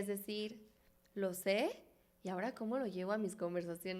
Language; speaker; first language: Spanish; native; Spanish